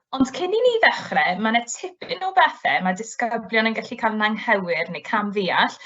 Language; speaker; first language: Welsh; native; Welsh